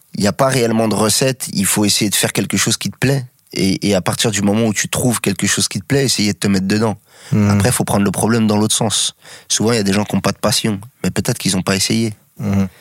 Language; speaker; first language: French; native; French